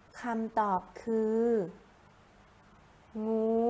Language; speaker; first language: Thai; native; Thai